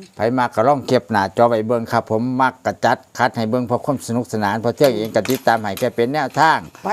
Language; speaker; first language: Thai; native; Thai